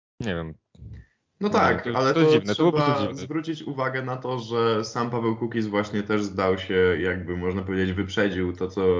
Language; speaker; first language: Polish; native; Polish